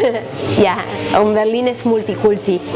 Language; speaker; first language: German; non-native, fluent; Spanish